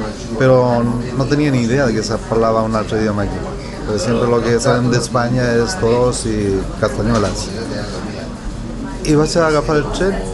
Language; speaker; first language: Catalan; non-native, learner; Spanish